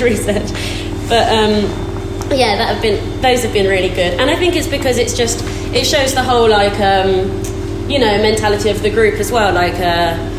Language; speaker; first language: English; native; English